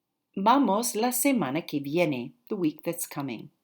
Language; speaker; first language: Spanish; non-native, fluent; English